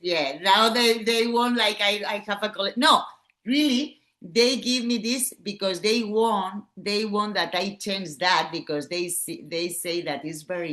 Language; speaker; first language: English; non-native, learner; Catalan